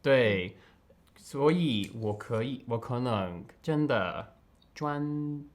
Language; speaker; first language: Chinese; non-native, learner; English